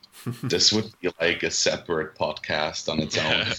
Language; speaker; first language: English; non-native, fluent; Swiss German